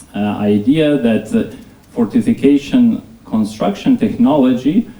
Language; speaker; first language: English; non-native, fluent; Lithuanian